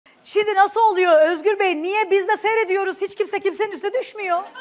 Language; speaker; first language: Turkish; native; Turkish